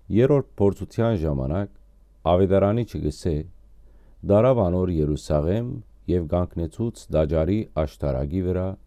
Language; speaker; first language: Armenian; native; Armenian